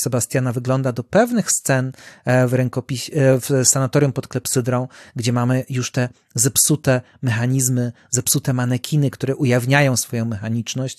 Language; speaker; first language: Polish; native; Polish